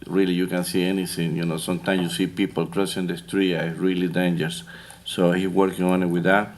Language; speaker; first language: English; non-native, fluent; Spanish